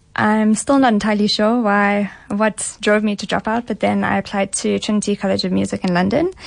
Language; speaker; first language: English; native; English